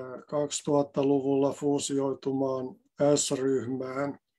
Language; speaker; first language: Finnish; native; Finnish